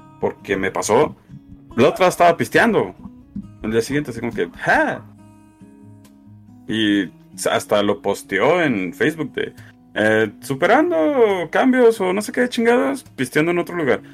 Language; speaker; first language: Spanish; native; Spanish